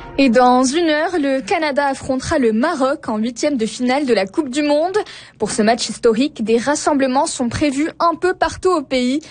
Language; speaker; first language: French; native; French